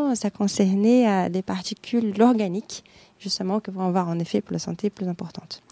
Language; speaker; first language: French; non-native, fluent; Portuguese